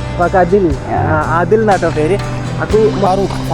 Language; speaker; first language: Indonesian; non-native, learner; Malayalam